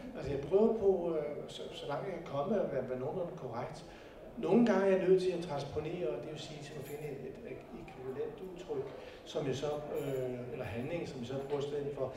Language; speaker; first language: Danish; native; Danish